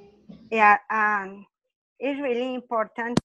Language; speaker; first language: English; non-native, learner; Spanish